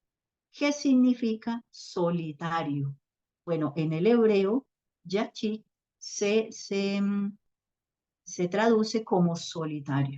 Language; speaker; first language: Spanish; native; Spanish